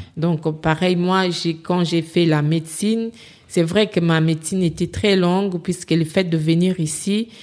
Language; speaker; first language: French; non-native, local second language; Lingala